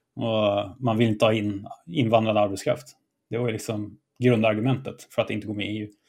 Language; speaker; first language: Swedish; native; Swedish